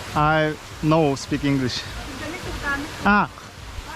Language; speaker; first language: English; non-native, learner; Indonesian